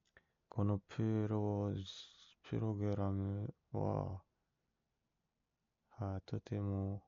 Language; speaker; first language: Japanese; non-native, learner; English